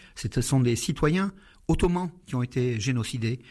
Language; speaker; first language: French; non-native, fluent; Armenian